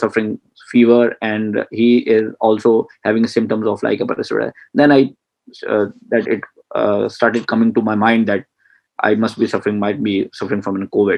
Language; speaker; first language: English; non-native, local second language; Punjabi